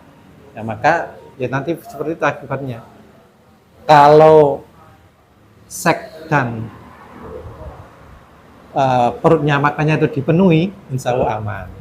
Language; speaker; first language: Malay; non-native, local second language; Javanese